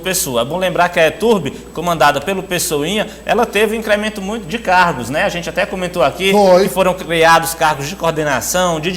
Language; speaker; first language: Portuguese; native; Portuguese